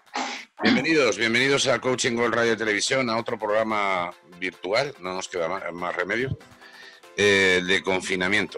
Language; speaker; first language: Spanish; native; Spanish